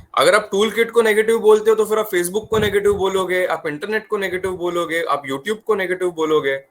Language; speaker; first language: Hindi; non-native, local second language; Marathi